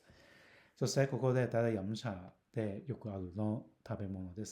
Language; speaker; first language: Japanese; non-native, fluent; Cantonese